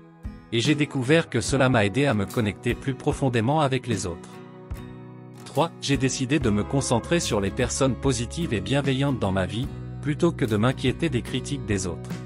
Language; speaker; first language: French; native; French